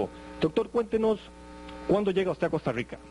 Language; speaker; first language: Spanish; native; Spanish